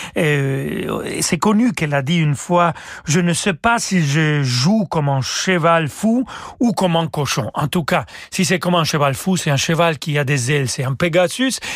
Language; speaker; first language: French; non-native, fluent; Spanish